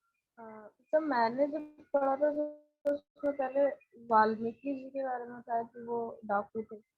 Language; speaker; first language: Hindi; native; Hindi